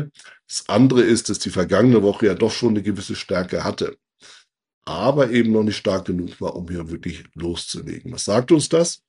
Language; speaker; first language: German; native; German